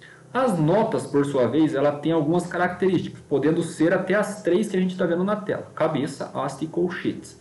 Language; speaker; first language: Portuguese; native; Portuguese